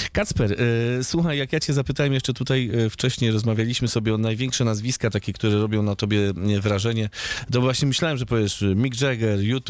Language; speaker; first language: Polish; native; Polish